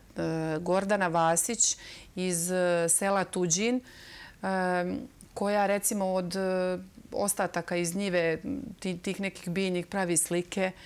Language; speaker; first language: Serbian; native; Serbian